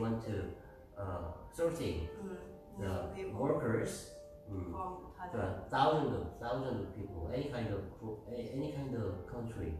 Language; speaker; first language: English; non-native, learner; Korean